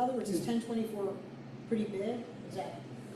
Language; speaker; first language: English; native; English